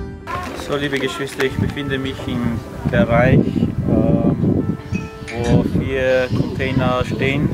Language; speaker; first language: German; early bilingual, other home language; Armenian